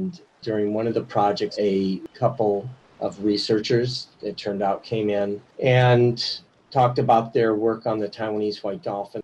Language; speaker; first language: English; native; English